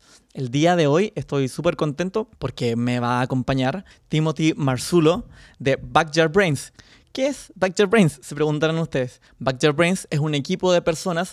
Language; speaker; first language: Spanish; native; Spanish